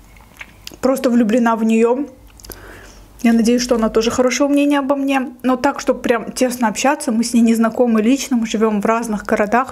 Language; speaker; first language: Russian; native; Russian